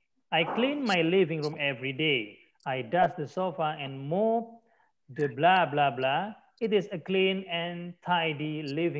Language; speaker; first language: English; non-native, learner; Indonesian